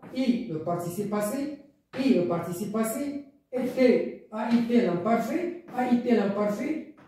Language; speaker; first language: French; non-native, local second language; Arabic